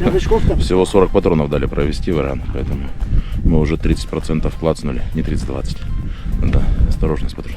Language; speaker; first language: Russian; native; Russian